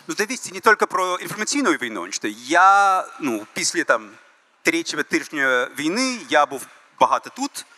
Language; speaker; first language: Ukrainian; early bilingual, heritage; Ukrainian